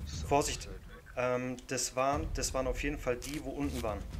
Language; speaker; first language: German; native; German